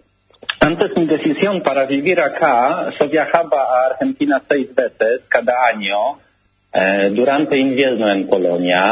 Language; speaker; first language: Spanish; non-native, learner; Polish